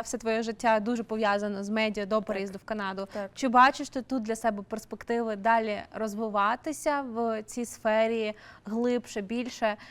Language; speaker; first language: Ukrainian; native; Ukrainian